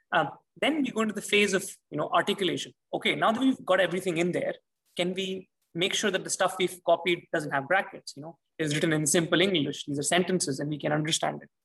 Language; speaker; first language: English; non-native, local second language; Hindi